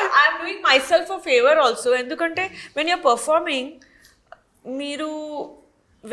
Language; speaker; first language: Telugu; non-native, fluent; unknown